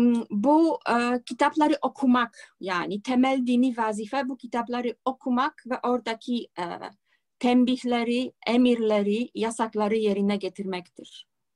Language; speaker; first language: Turkish; non-native, fluent; Polish